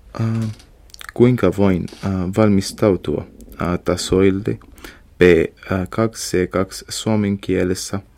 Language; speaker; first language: Finnish; non-native, learner; Arabic